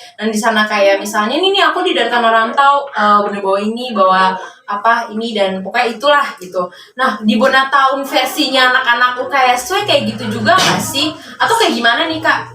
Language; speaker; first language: Indonesian; native; Indonesian